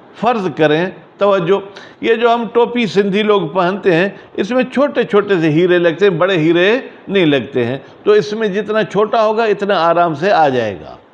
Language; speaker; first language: Urdu; non-native, local second language; Sindhi